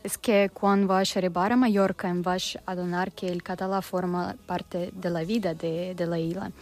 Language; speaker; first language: Catalan; non-native, learner; Russian